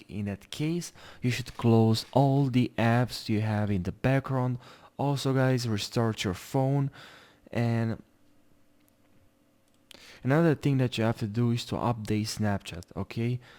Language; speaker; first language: English; non-native, fluent; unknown